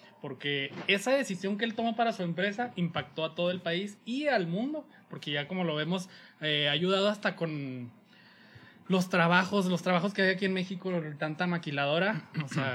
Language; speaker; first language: Spanish; native; Spanish